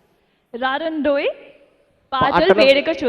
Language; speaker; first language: Telugu; non-native, learner; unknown